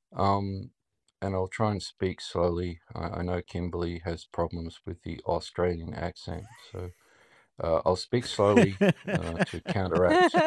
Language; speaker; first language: English; native; English